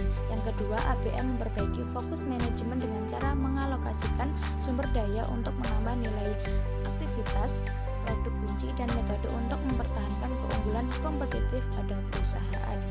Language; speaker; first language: Indonesian; native; Indonesian